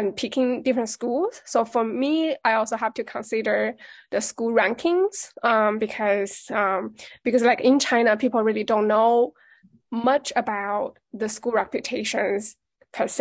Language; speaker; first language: English; non-native, fluent; Chinese